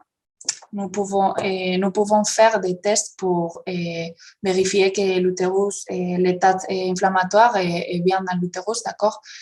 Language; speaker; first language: French; non-native, fluent; Spanish